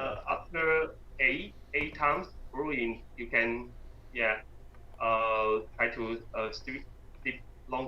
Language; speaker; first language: English; non-native, learner; Chinese